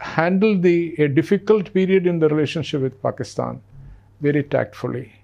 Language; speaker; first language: English; non-native, local second language; Malayalam